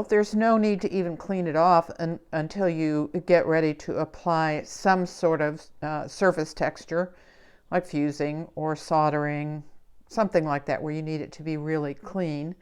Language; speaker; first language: English; native; English